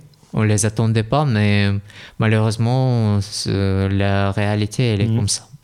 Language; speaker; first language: French; non-native, learner; Russian